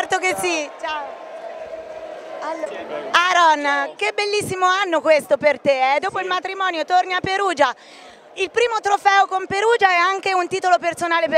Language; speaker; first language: Italian; native; Italian